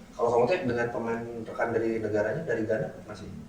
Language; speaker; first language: Indonesian; native; Indonesian